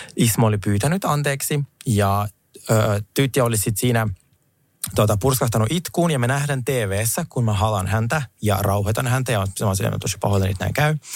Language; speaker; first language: Finnish; non-native, fluent; Russian